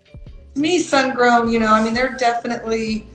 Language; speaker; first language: English; native; English